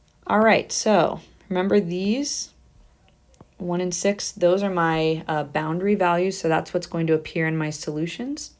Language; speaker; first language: English; native; English